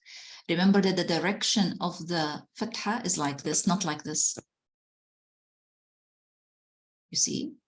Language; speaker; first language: English; non-native, fluent; Arabic